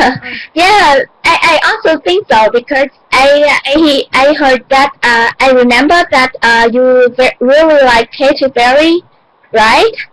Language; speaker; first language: English; non-native, learner; Vietnamese